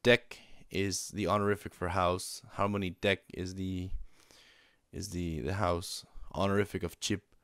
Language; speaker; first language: English; native; English